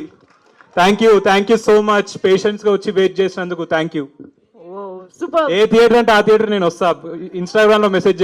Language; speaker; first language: Telugu; native; Telugu